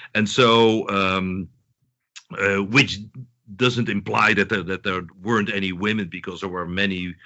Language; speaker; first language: English; non-native, fluent; Dutch